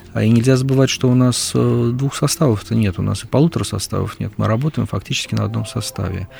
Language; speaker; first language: Russian; native; Russian